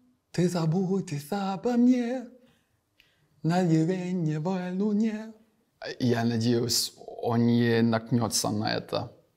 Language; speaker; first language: Russian; non-native, fluent; English